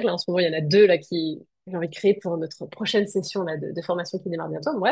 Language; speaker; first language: French; native; French